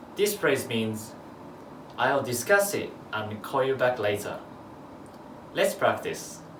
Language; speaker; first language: English; non-native, fluent; Japanese